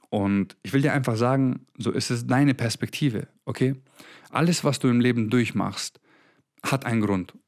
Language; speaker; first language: German; early bilingual, other home language; Croatian